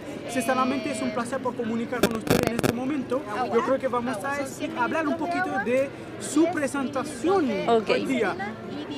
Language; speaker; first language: Spanish; non-native, learner; Haitian Creole